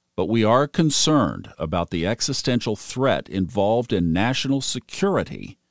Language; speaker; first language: English; native; English